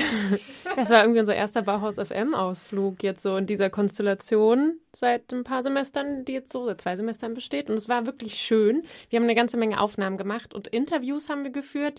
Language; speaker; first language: German; native; German